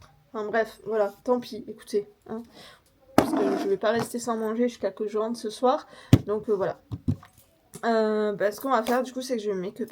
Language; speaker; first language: French; native; French